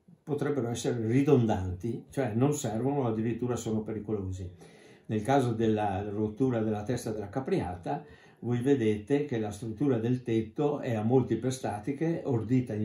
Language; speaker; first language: Italian; native; Italian